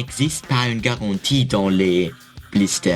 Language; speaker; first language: French; non-native, learner; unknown